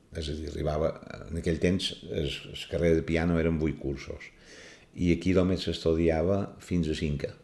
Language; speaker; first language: Catalan; native; Catalan